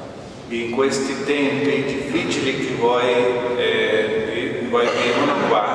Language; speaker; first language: Italian; non-native, fluent; Portuguese